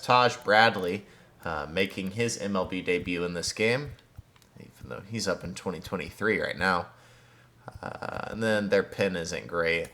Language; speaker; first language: English; native; English